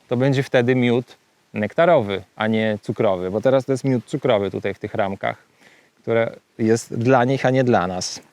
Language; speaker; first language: Polish; native; Polish